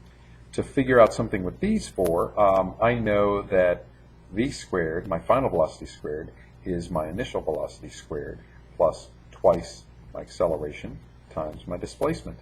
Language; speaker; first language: English; native; English